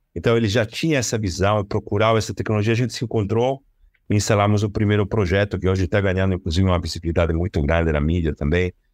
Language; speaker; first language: Portuguese; non-native, fluent; Italian